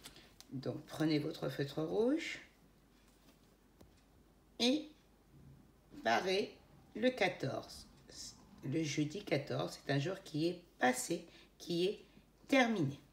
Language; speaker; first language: French; native; French